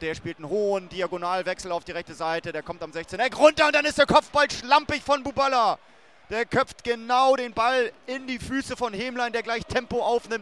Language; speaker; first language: German; native; German